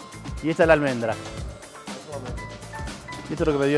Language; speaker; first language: Spanish; native; Spanish